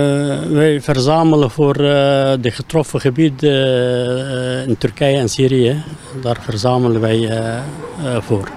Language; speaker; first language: Dutch; non-native, fluent; Turkish